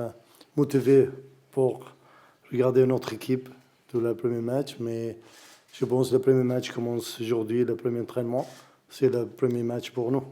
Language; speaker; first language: French; non-native, learner; Arabic